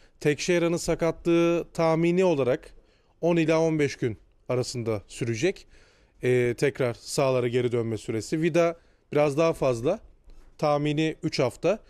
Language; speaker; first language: Turkish; native; Turkish